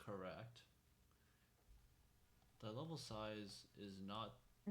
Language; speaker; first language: English; native; English